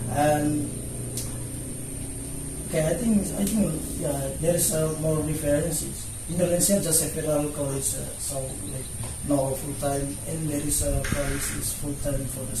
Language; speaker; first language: English; non-native, learner; Indonesian